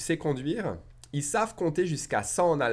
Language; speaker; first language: French; native; French